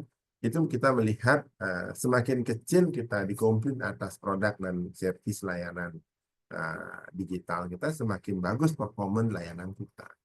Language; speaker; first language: Indonesian; native; Indonesian